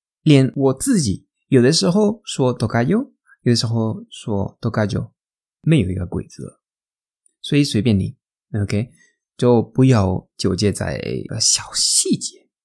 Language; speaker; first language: Chinese; non-native, fluent; Spanish